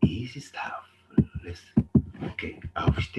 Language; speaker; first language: German; non-native, fluent; English